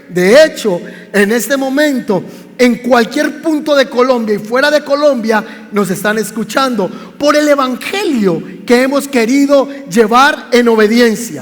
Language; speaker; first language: Spanish; native; Spanish